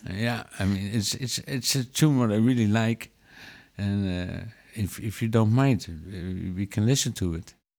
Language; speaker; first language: English; non-native, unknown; Dutch